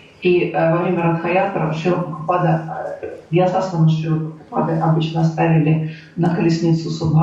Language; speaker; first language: Russian; native; Russian